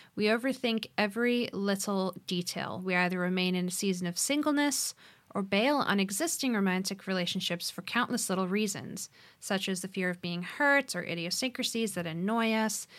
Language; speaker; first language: English; native; English